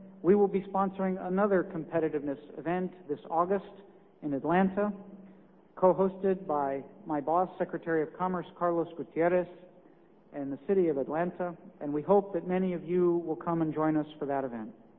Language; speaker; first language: English; native; English